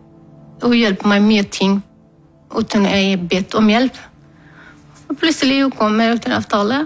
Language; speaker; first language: Norwegian; non-native, learner; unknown